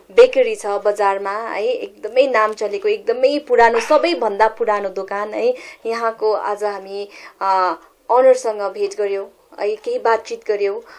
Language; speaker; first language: Nepali; native; Nepali